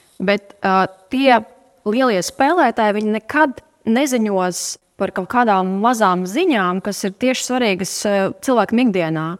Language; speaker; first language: Latvian; non-native, local second language; Russian